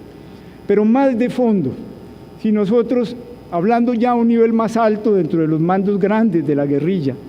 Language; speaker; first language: Spanish; native; Spanish